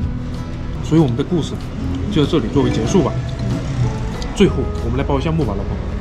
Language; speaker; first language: Chinese; native; Chinese